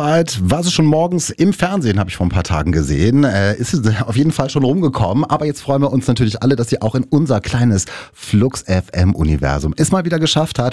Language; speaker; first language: German; native; German